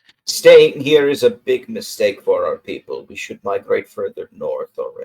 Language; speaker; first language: English; native; English